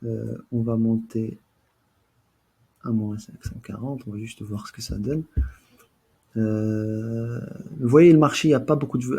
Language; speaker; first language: French; native; French